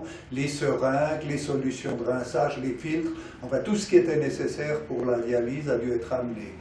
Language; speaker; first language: French; native; French